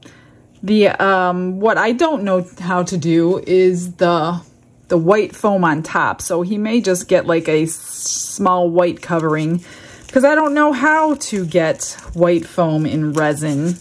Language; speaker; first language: English; native; English